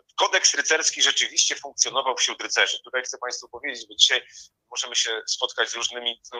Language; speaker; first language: Polish; native; Polish